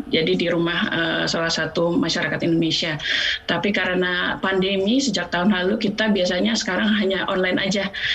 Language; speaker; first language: Indonesian; native; Indonesian